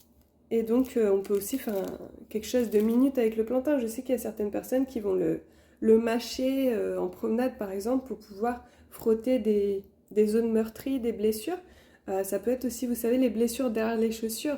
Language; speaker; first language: French; native; French